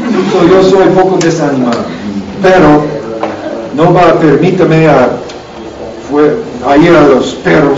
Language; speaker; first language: Spanish; non-native, learner; English